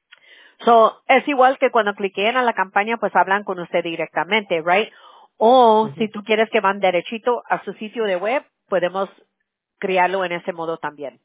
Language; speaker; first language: Spanish; early bilingual, heritage; Spanish